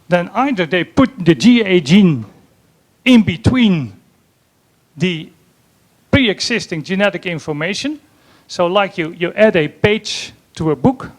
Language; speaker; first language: English; non-native, fluent; Dutch